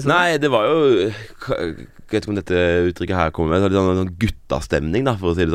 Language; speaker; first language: Norwegian; native; Norwegian